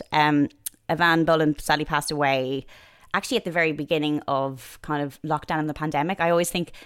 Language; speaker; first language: English; native; English